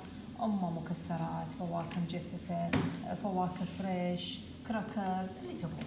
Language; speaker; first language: Arabic; native; Arabic